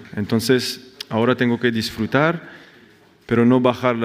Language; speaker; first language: Spanish; non-native, fluent; French